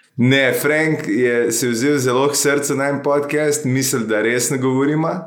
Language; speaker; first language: Slovenian; native; Slovenian